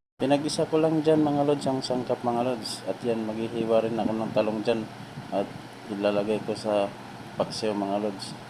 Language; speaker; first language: Filipino; non-native, local second language; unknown